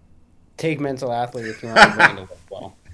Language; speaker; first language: English; native; English